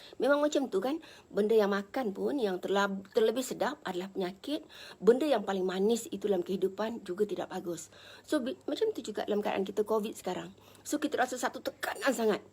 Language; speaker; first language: Malay; native; Malay